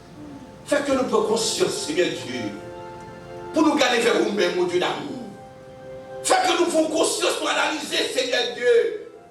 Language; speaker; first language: French; non-native, local second language; Haitian Creole